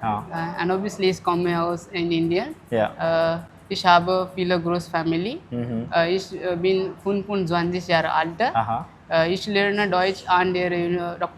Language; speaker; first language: German; non-native, learner; Marathi